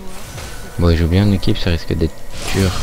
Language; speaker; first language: French; native; French